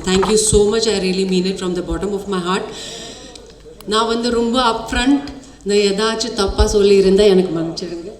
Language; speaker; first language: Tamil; non-native, fluent; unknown